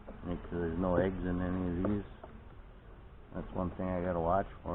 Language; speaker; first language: English; native; English